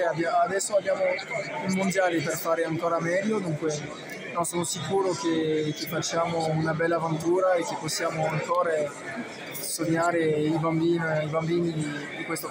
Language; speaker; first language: Italian; non-native, fluent; French